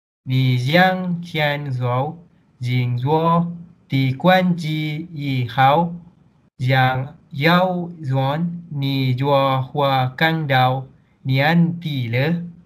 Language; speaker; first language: Chinese; non-native, learner; Malay